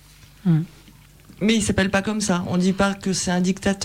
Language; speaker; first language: French; native; French